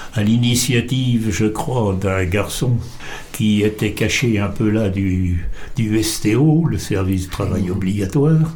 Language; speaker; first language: French; native; French